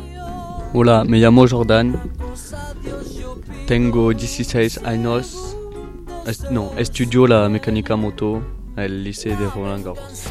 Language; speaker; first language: Spanish; non-native, learner; French